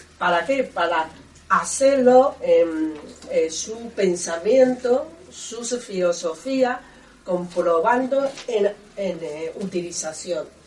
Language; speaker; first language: Spanish; non-native, learner; Chinese